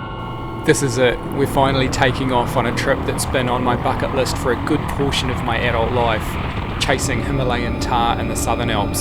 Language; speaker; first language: English; native; English